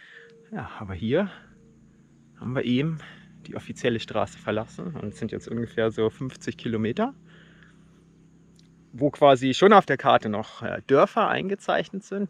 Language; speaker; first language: German; native; German